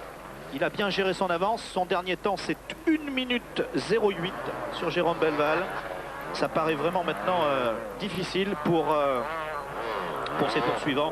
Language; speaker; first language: French; native; French